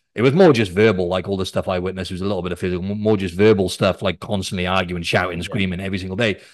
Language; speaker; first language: English; native; English